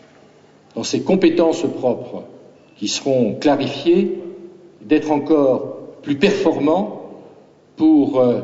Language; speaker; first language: French; native; French